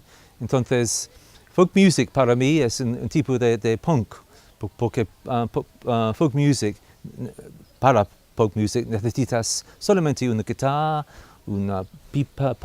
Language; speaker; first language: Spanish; non-native, learner; English